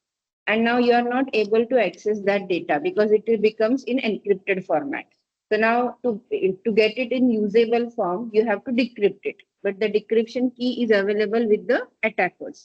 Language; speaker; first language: English; non-native, local second language; Marathi